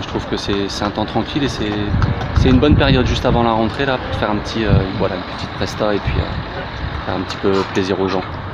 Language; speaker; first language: French; native; French